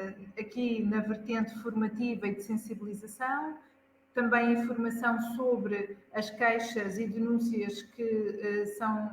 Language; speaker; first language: Portuguese; native; Portuguese